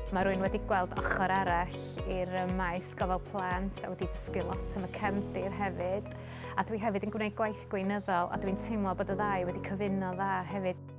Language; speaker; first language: Welsh; native; Welsh